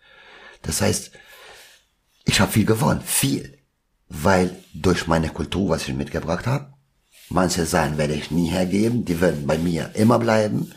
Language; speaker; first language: German; non-native, local second language; Albanian